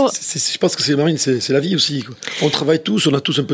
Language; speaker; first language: French; native; French